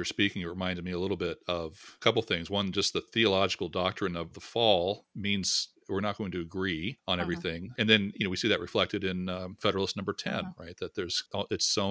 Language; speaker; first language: English; native; English